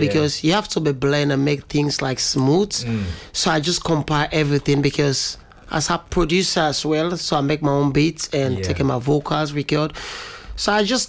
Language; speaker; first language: English; non-native, local second language; Krio